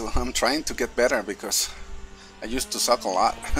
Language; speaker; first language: English; non-native, fluent; Spanish